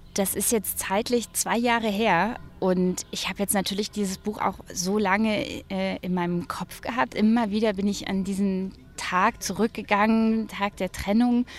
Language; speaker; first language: German; native; German